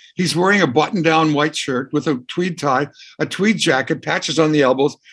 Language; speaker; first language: English; native; English